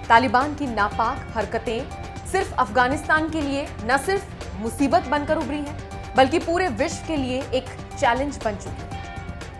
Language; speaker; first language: Hindi; native; Hindi